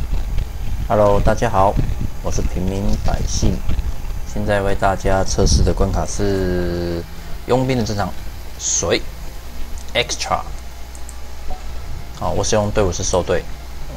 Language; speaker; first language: Chinese; native; Chinese